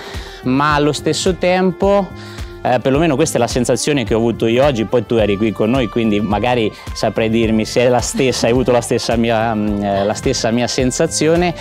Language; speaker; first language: Italian; native; Italian